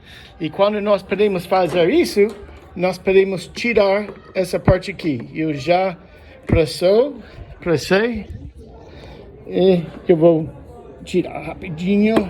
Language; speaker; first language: Portuguese; non-native, learner; English